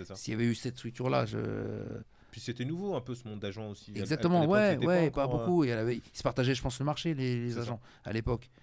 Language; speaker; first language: French; native; French